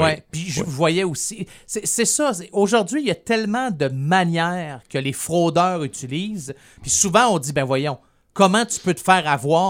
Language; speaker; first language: French; native; French